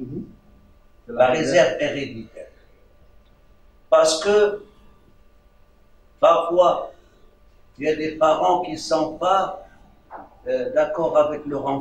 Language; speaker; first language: French; non-native, local second language; Arabic